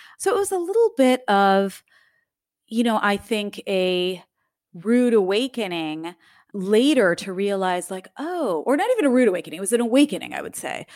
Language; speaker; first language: English; native; English